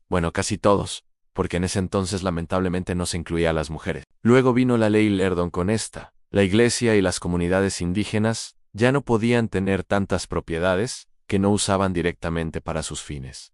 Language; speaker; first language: Spanish; native; Spanish